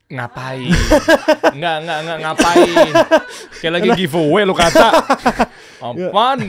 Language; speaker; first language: Indonesian; native; Indonesian